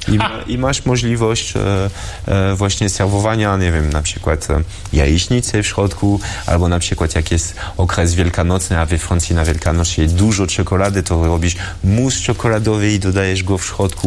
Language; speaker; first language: Polish; early bilingual, heritage; French